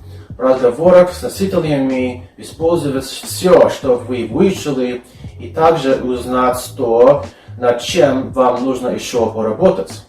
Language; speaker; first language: Russian; non-native, fluent; English